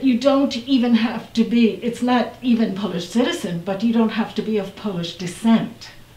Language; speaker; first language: English; early bilingual, other home language; Polish